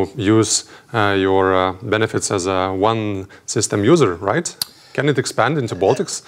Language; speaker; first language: English; non-native, fluent; Lithuanian